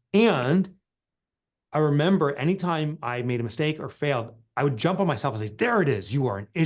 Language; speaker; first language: English; native; English